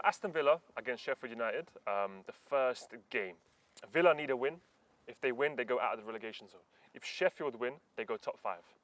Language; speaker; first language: English; early bilingual, other home language; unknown